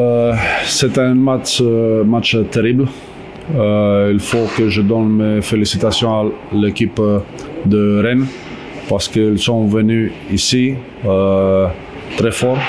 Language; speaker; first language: French; non-native, fluent; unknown